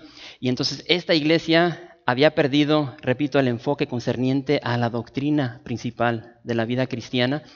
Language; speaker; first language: Spanish; native; Spanish